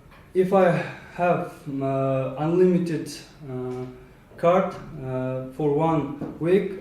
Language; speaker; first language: English; non-native, learner; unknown